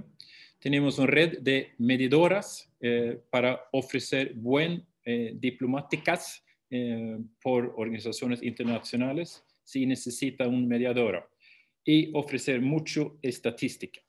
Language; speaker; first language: Spanish; non-native, fluent; Swedish